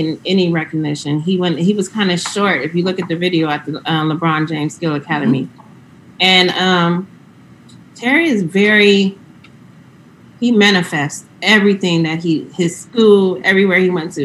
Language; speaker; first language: English; native; English